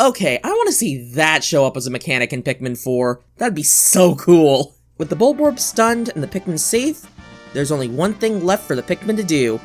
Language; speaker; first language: English; native; English